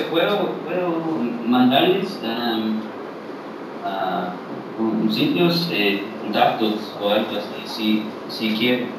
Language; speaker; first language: Spanish; early bilingual, heritage; English